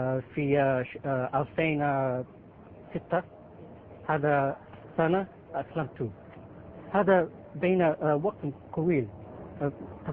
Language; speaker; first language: Arabic; non-native, learner; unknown